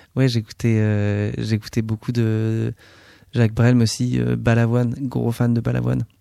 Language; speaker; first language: French; native; French